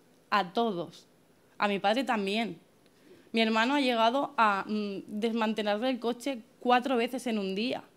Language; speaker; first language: Spanish; native; Spanish